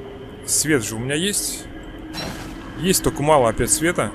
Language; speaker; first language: Russian; native; Russian